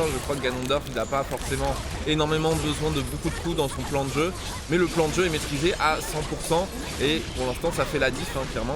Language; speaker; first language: French; native; French